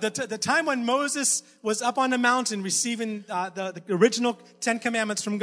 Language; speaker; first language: English; native; English